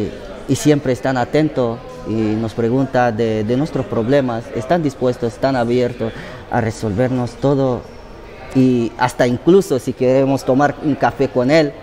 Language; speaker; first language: Spanish; non-native, fluent; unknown